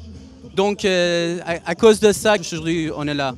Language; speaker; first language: French; non-native, learner; Persian